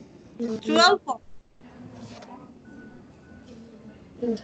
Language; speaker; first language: English; non-native, learner; Spanish